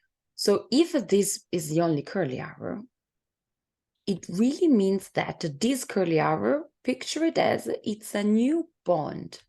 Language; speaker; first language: English; non-native, fluent; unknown